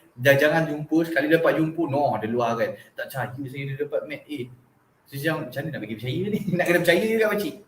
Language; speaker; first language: Malay; native; Malay